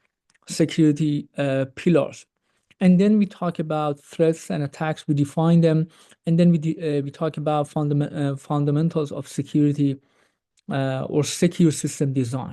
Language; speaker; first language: English; non-native, fluent; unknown